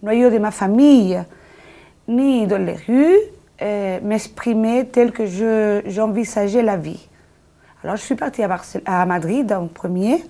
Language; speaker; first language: French; non-native, fluent; Spanish